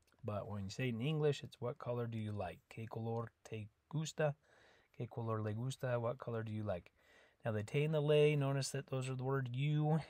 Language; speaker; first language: English; native; English